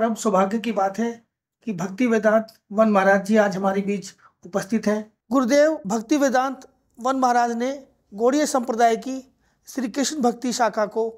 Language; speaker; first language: Hindi; native; Hindi